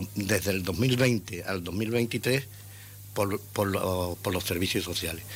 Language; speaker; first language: Spanish; native; Spanish